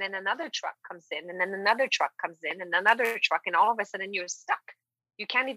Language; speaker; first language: English; non-native, fluent; French